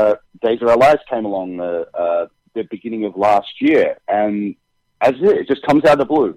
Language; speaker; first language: English; native; English